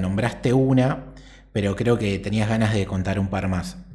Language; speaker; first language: Spanish; native; Spanish